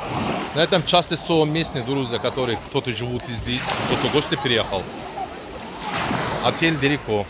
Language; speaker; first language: Russian; non-native, learner; Turkish